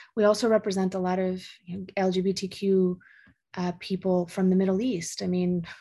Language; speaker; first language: English; early bilingual, other home language; Spanish